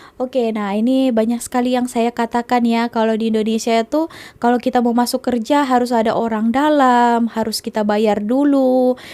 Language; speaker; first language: Indonesian; native; Indonesian